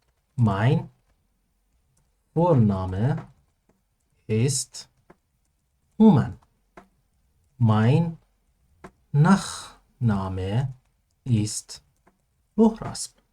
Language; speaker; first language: German; non-native, learner; Persian